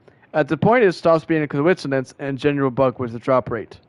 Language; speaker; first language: English; native; English